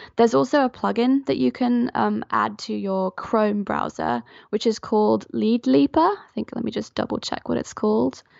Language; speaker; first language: English; non-native, fluent; French